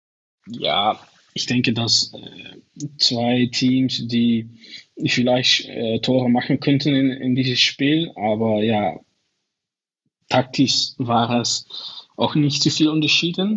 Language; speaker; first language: German; non-native, learner; Dutch